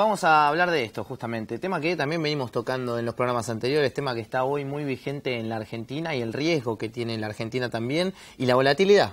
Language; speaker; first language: Spanish; native; Spanish